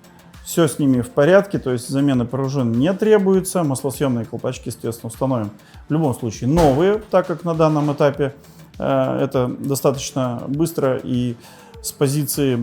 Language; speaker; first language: Russian; native; Russian